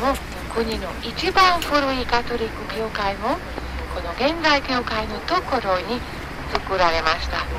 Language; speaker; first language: Japanese; non-native, fluent; Hungarian